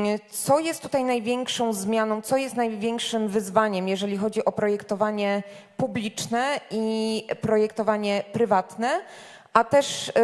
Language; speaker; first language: Polish; native; Polish